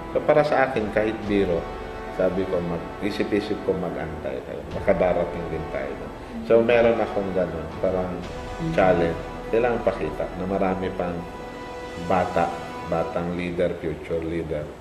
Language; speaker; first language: Filipino; non-native, local second language; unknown